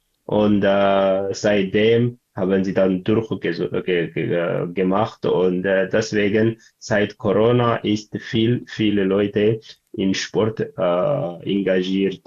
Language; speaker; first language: German; non-native, learner; Tigrinya